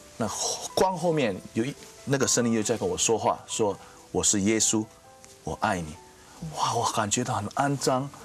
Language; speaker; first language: Chinese; non-native, fluent; Indonesian